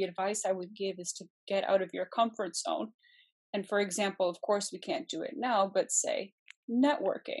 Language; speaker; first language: English; native; English